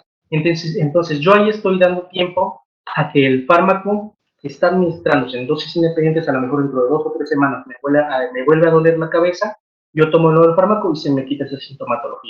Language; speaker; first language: Spanish; native; Spanish